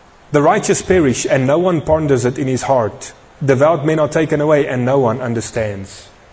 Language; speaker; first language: English; non-native, local second language; Afrikaans